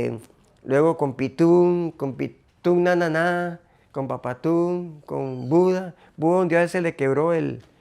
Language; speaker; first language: Spanish; native; Spanish